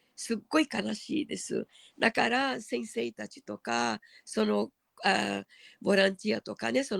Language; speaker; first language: Japanese; early bilingual, heritage; Japanese